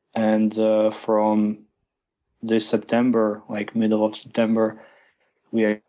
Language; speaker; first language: English; non-native, fluent; Croatian